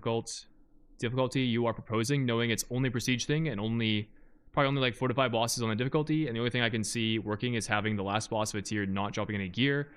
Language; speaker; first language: English; native; English